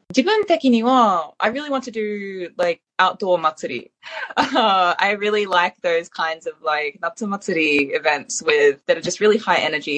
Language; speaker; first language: English; native; English